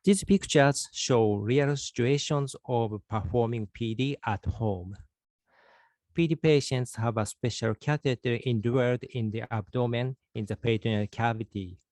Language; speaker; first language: English; non-native, fluent; Japanese